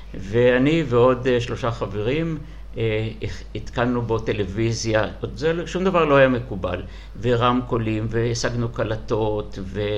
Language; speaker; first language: Hebrew; non-native, fluent; Russian